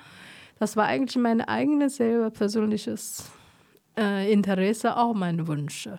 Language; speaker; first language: German; non-native, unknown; Chinese